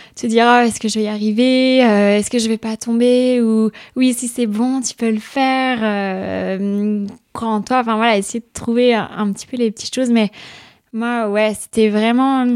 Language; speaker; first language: French; native; French